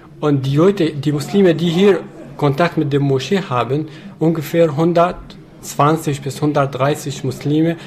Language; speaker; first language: German; non-native, fluent; Arabic